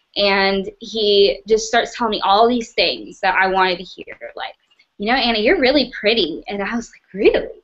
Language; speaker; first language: English; native; English